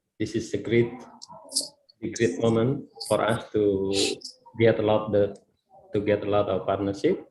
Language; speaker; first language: English; non-native, learner; Indonesian